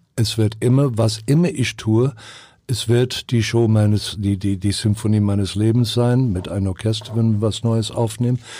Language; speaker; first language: German; non-native, fluent; English